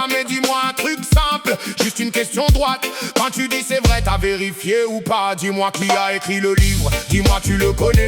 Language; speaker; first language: French; native; French